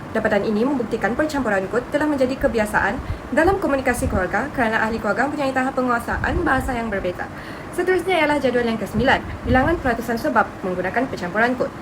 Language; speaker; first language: Malay; native; Malay